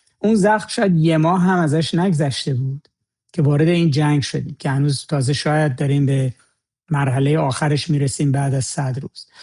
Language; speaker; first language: Persian; native; Persian